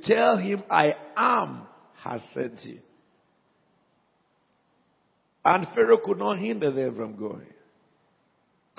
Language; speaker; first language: English; non-native, local second language; Yoruba